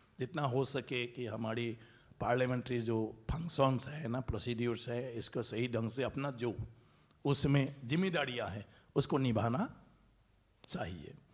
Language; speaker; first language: Hindi; non-native, local second language; Bodo